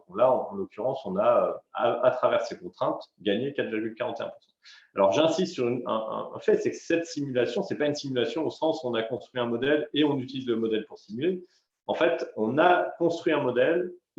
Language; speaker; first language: French; native; French